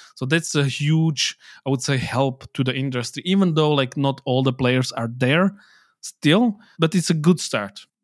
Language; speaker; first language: English; non-native, fluent; Slovak